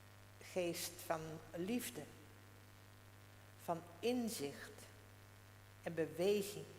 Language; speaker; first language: Dutch; non-native, local second language; Western Frisian